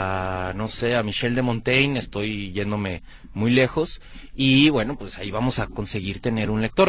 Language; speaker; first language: Spanish; native; Spanish